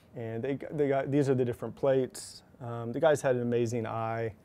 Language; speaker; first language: English; native; English